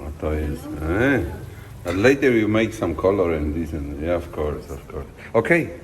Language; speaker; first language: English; non-native, learner; Polish